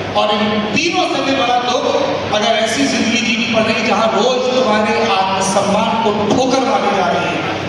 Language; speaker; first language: Hindi; non-native, local second language; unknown